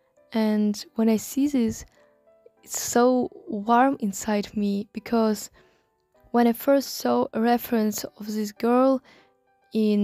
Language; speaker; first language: English; non-native, learner; Russian